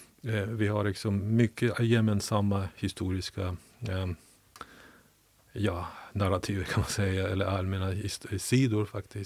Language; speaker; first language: Swedish; non-native, fluent; Ukrainian